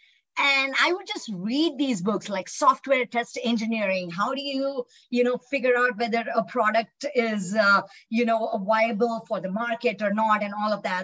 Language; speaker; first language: English; non-native, local second language; Telugu